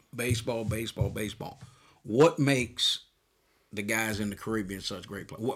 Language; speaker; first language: English; native; English